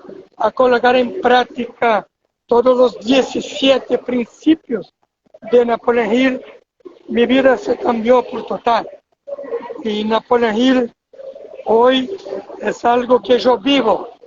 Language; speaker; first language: Spanish; non-native, fluent; Portuguese